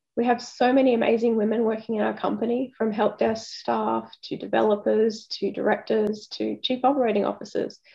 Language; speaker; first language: English; native; English